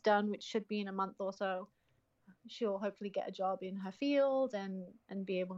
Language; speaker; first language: English; native; English